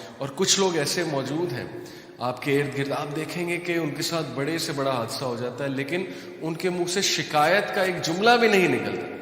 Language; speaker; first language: Urdu; native; Urdu